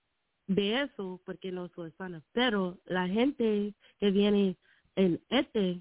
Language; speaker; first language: Spanish; non-native, learner; English